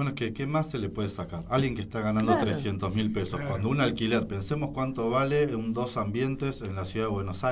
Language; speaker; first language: Spanish; native; Spanish